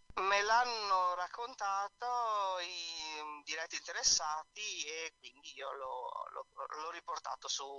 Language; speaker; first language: Italian; native; Italian